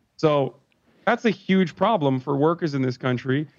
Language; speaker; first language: English; non-native, fluent; Turkish